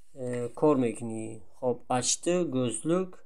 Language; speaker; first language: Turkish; non-native, fluent; Tajik